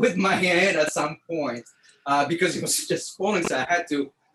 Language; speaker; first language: English; non-native, fluent; French